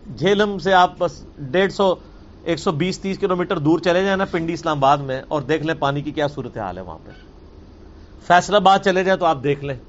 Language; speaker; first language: Urdu; non-native, local second language; Punjabi